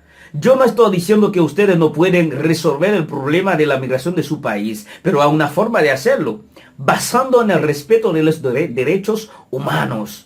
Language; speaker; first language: Spanish; non-native, fluent; Haitian Creole